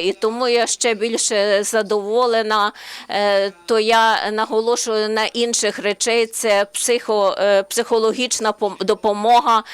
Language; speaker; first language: Ukrainian; non-native, learner; Slovenian